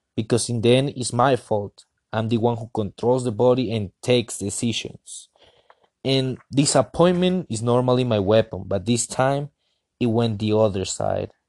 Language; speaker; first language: English; non-native, fluent; Spanish